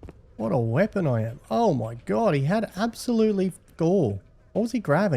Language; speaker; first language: English; native; English